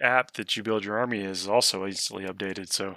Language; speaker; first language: English; native; English